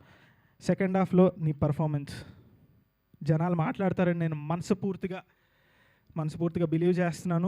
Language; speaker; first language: Telugu; native; Telugu